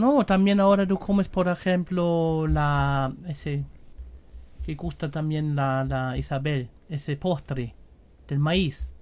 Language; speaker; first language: Spanish; non-native, fluent; German